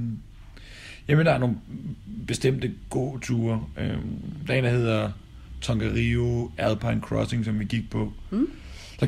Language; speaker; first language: Danish; native; Danish